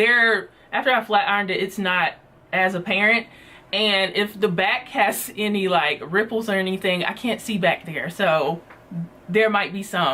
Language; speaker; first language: English; native; English